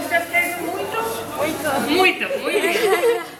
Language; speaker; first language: Portuguese; non-native, learner; Dutch